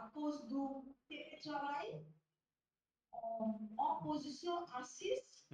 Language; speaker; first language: French; non-native, learner; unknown